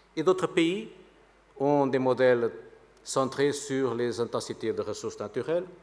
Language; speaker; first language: French; non-native, fluent; Portuguese